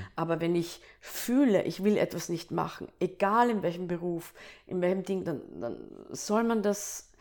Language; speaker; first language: German; native; German